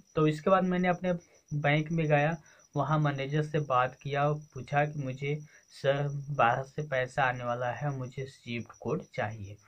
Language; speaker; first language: Hindi; native; Hindi